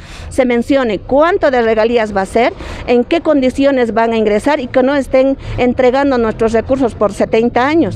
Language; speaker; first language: Spanish; native; Spanish